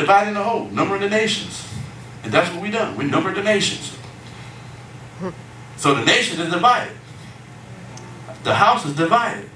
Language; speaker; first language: English; native; English